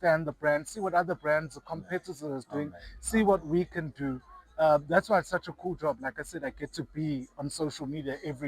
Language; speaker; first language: English; non-native, local second language; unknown